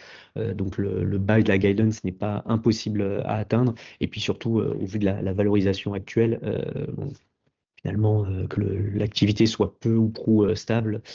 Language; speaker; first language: French; native; French